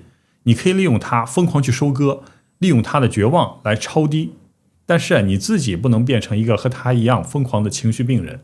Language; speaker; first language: Chinese; native; Chinese